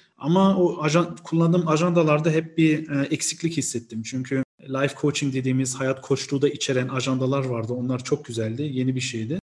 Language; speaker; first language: Turkish; early bilingual, heritage; Turkish